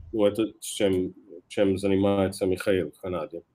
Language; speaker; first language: Russian; non-native, fluent; English